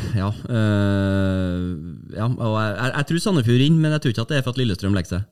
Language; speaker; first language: Norwegian; native; Norwegian